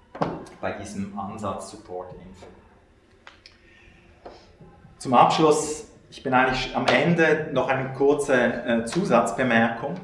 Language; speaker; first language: German; native; German